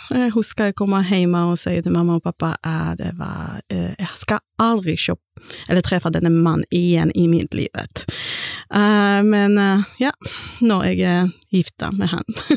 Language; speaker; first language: Norwegian; non-native, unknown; Polish